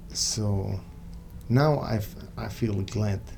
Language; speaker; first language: English; non-native, fluent; Arabic